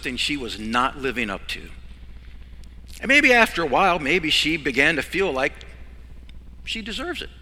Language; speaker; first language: English; native; English